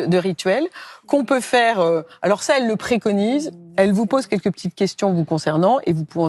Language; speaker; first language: French; native; French